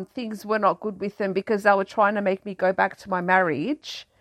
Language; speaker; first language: English; early bilingual, other home language; Greek